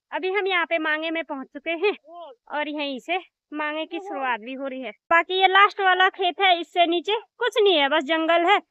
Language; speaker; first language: Hindi; native; Hindi